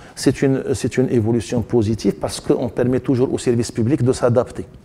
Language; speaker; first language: French; non-native, local second language; Arabic